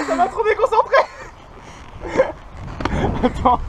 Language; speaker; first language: French; native; French